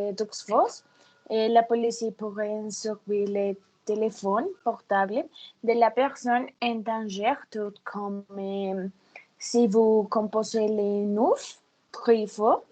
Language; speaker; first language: French; non-native, learner; Spanish